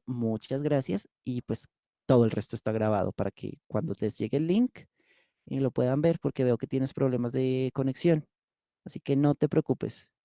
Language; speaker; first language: Spanish; native; Spanish